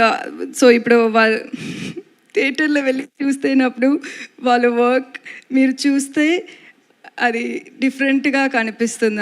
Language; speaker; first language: Telugu; non-native, learner; Tamil